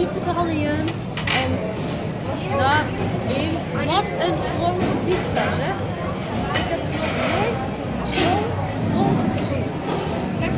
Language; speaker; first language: Dutch; native; Dutch